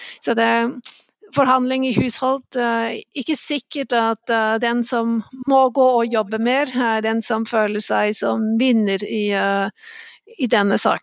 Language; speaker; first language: Norwegian; non-native, fluent; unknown